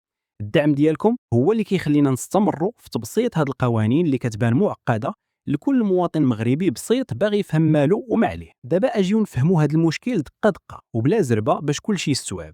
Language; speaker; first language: Arabic; native; Arabic